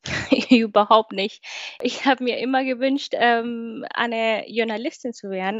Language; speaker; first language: German; non-native, fluent; Swahili